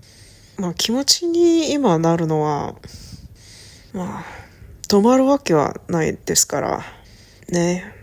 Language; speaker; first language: Japanese; non-native, learner; Korean